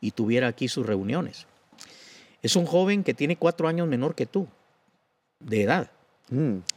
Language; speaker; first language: Spanish; native; Spanish